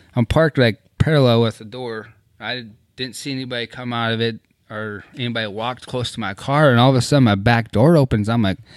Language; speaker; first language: English; native; English